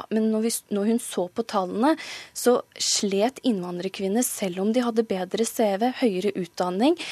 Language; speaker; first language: Norwegian; native; Norwegian